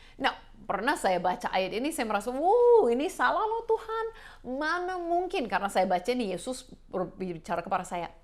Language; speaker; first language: Indonesian; non-native, fluent; English